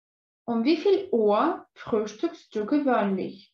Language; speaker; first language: German; non-native, fluent; Russian